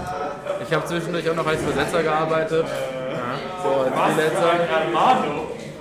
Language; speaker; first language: German; native; German